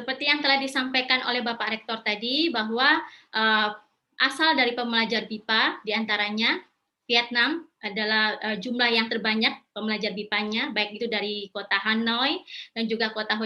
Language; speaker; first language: Indonesian; native; Indonesian